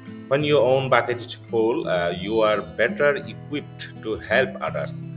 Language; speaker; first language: English; non-native, local second language; Bangla